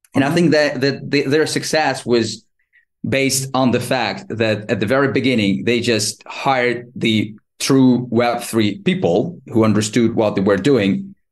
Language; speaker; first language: English; non-native, fluent; Ukrainian